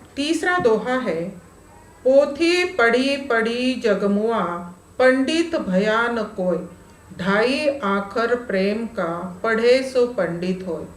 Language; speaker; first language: Hindi; non-native, local second language; Marathi